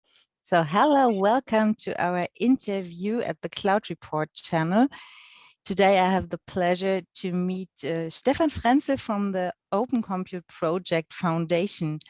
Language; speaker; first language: English; non-native, fluent; German